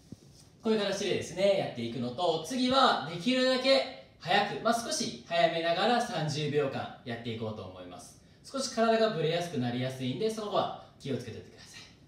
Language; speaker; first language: Japanese; native; Japanese